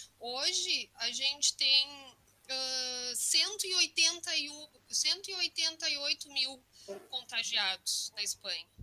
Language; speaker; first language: Portuguese; native; Portuguese